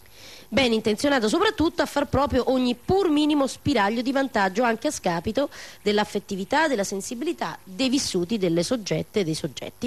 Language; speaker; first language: Italian; native; Italian